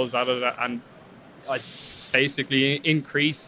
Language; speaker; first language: English; native; English